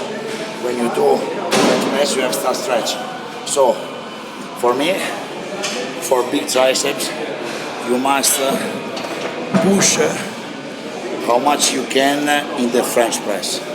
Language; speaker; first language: English; non-native, learner; Italian